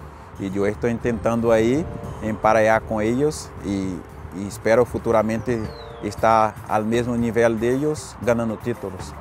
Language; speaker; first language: Spanish; non-native, fluent; Portuguese